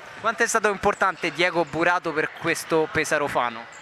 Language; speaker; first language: Italian; native; Italian